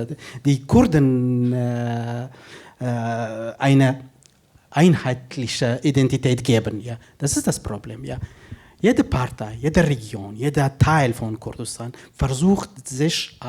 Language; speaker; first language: German; non-native, fluent; Kurdish